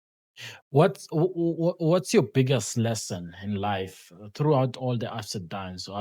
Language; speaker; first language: English; non-native, local second language; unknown